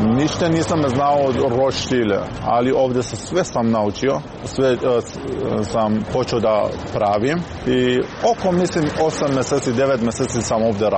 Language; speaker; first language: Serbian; non-native, learner; Persian